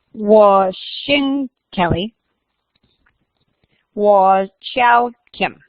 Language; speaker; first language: Chinese; non-native, learner; English